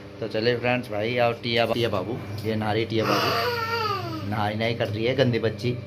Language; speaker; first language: Hindi; native; Hindi